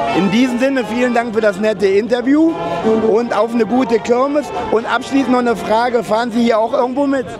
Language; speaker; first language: German; native; German